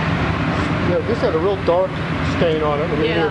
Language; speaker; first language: English; native; English